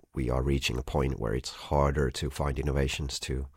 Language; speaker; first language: English; non-native, fluent; Finnish